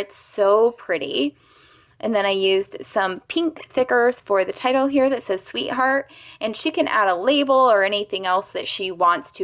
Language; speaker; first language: English; native; English